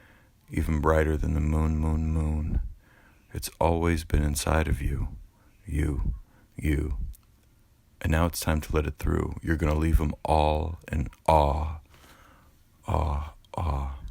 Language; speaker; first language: English; native; English